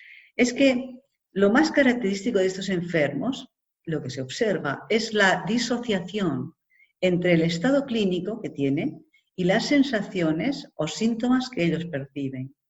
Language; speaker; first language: Spanish; native; Spanish